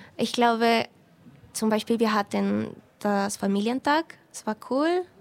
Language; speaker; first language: German; non-native, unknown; Spanish